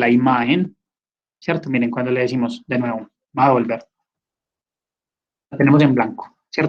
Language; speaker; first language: Spanish; native; Spanish